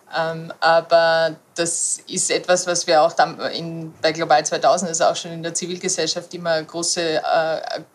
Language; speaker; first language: German; native; German